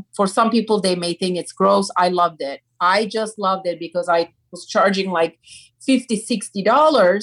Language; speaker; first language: English; non-native, fluent; Turkish